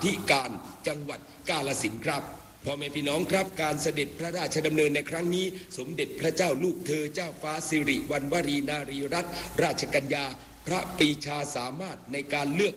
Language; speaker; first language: Thai; native; Thai